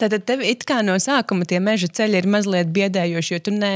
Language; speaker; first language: Latvian; native; Latvian